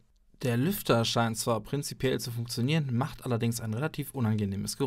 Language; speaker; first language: German; native; German